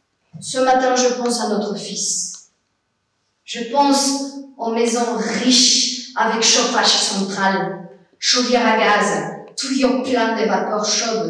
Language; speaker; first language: French; non-native, fluent; Spanish